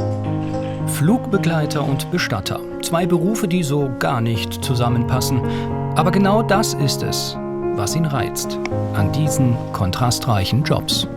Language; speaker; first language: German; native; German